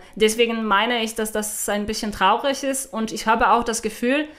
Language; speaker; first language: German; non-native, fluent; Polish